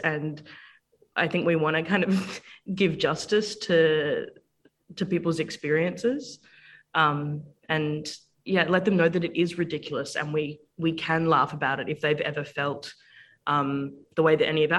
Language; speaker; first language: English; native; English